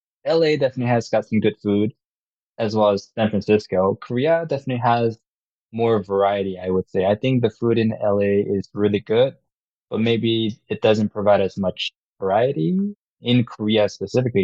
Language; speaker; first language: English; non-native, fluent; Korean